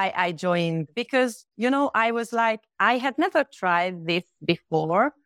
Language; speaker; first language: English; non-native, fluent; Hungarian